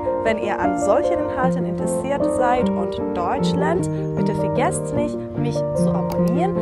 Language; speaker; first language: German; non-native, fluent; Persian